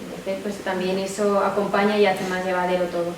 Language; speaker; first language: Spanish; native; Spanish